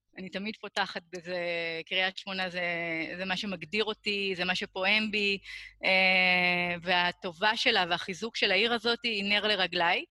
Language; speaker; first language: Hebrew; native; Hebrew